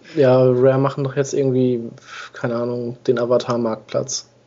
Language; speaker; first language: German; non-native, fluent; English